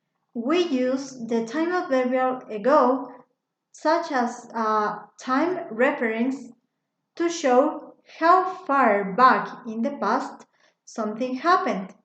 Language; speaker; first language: English; non-native, fluent; Spanish